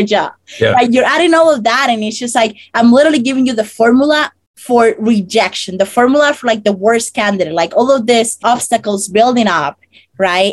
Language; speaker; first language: English; non-native, fluent; Spanish